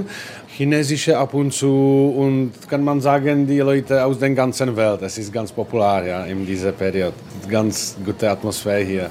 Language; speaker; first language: German; non-native, fluent; Czech